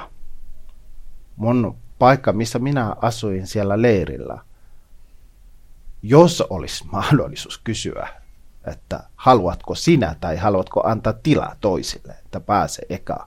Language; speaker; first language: Finnish; non-native, fluent; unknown